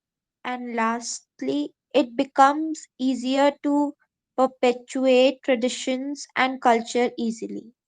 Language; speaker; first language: English; non-native, learner; Hindi